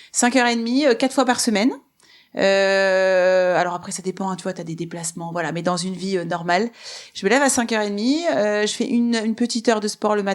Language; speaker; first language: French; native; French